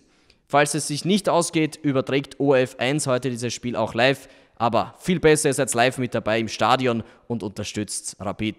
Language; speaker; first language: German; native; German